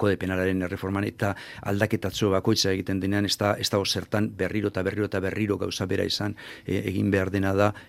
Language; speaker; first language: Basque; native; Basque